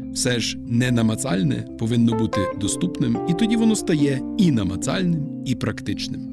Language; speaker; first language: Ukrainian; early bilingual, heritage; Ukrainian